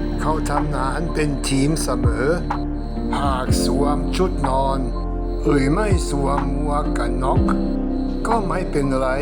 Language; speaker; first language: Thai; non-native, fluent; German